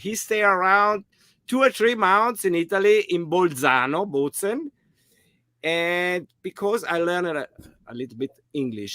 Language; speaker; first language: English; non-native, learner; German